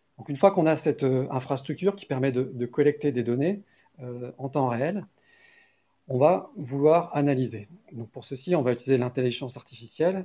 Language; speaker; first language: French; native; French